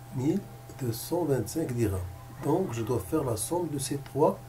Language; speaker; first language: French; non-native, local second language; Arabic